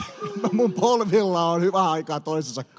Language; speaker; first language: Finnish; native; Finnish